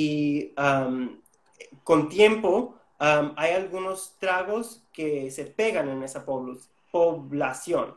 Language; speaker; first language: Spanish; non-native, fluent; English